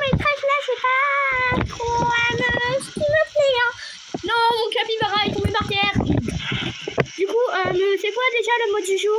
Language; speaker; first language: French; native; French